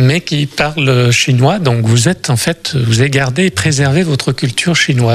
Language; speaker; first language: French; native; French